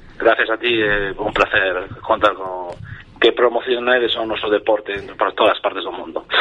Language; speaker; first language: Galician; non-native, local second language; Spanish